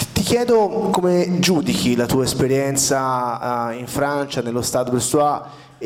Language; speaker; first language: Italian; native; Italian